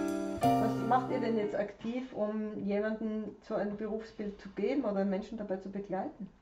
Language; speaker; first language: German; native; German